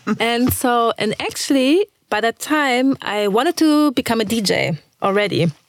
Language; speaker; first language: English; early bilingual, other home language; German